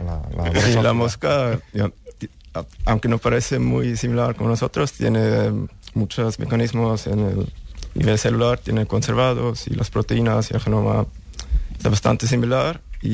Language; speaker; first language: Spanish; non-native, fluent; German